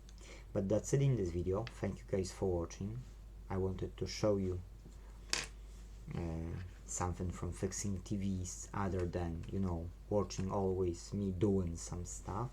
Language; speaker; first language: English; non-native, fluent; Polish